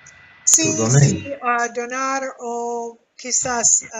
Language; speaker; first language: Spanish; non-native, learner; English